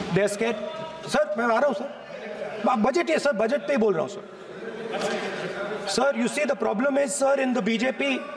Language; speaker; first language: Hindi; native; Hindi